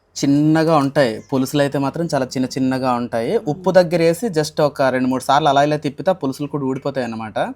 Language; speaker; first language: Telugu; non-native, local second language; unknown